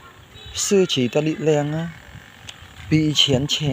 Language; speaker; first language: Chinese; non-native, fluent; Khmer